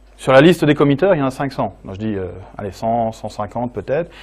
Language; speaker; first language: French; native; French